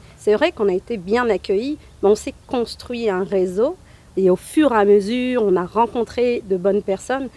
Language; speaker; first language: French; native; French